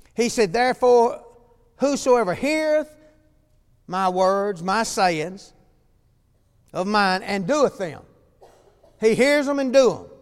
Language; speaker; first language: English; native; English